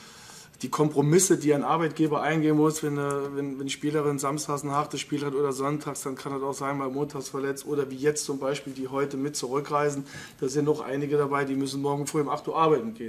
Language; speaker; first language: German; native; German